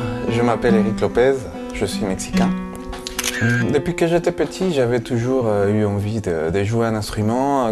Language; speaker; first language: French; non-native, fluent; Spanish